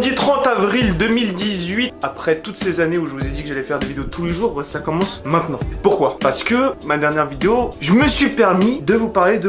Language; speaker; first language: French; native; French